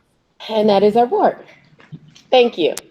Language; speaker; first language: English; native; English